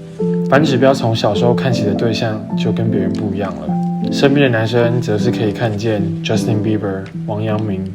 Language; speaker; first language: Chinese; native; Chinese